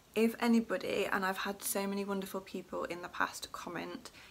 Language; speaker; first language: English; native; English